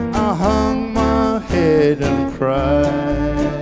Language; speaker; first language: English; native; English